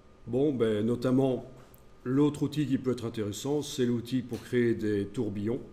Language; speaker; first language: French; native; French